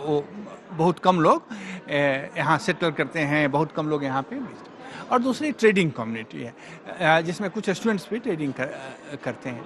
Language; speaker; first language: Hindi; native; Hindi